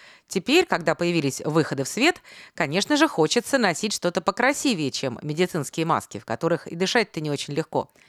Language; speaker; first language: Russian; native; Russian